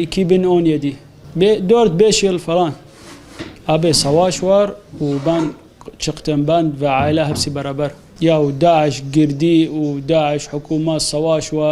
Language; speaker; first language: Turkish; non-native, learner; Arabic